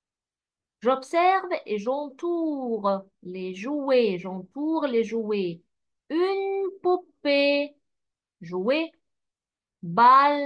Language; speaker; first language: French; non-native, fluent; Arabic